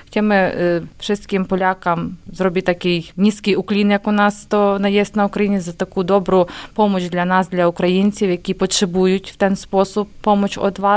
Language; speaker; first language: Polish; non-native, learner; Ukrainian